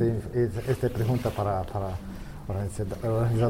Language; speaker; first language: Spanish; non-native, learner; Ukrainian